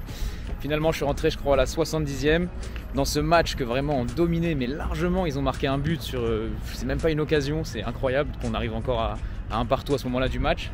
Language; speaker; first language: French; native; French